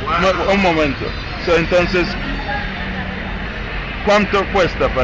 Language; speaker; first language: Spanish; non-native, learner; English